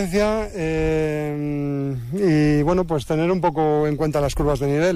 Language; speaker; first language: Spanish; native; Spanish